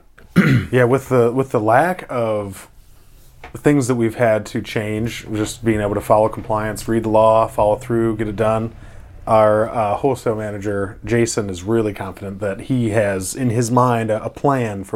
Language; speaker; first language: English; native; English